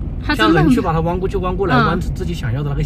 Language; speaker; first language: Chinese; native; Chinese